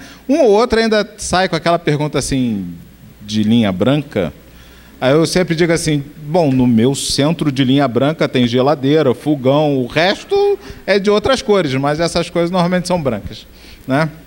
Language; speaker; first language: Portuguese; native; Portuguese